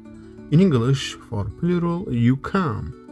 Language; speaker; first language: English; non-native, fluent; Kurdish